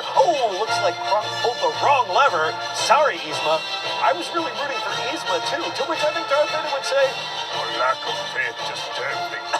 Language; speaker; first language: English; native; English